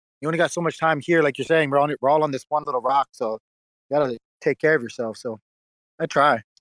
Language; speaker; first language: English; native; English